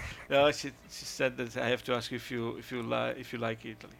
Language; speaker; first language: English; non-native, fluent; Italian